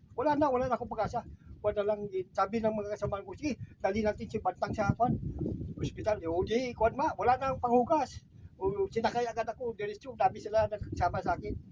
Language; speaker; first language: Filipino; non-native, local second language; Hiligaynon